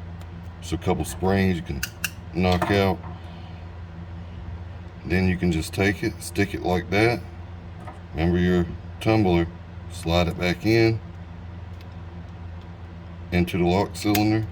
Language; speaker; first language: English; native; English